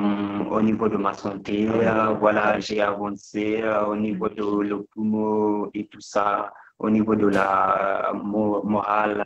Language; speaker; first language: French; non-native, fluent; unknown